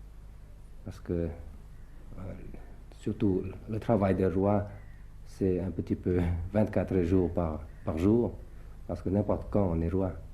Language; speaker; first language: French; early bilingual, other home language; Thai